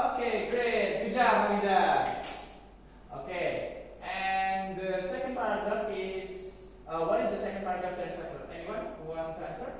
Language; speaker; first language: English; non-native, fluent; Indonesian